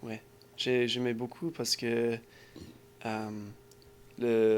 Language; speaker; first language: French; non-native, learner; English